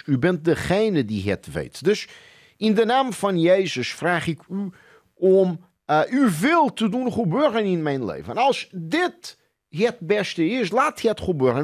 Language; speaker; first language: Dutch; non-native, fluent; Portuguese